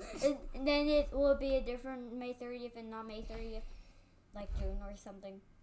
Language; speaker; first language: English; native; English